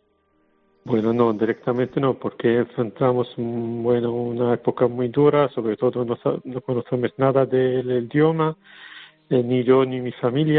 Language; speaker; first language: Spanish; non-native, learner; Arabic